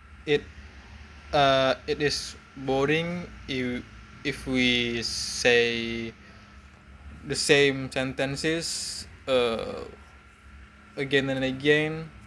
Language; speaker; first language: English; non-native, learner; Indonesian